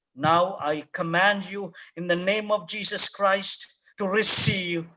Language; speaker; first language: English; non-native, local second language; Sinhala